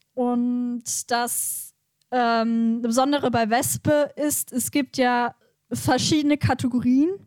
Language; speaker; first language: German; native; German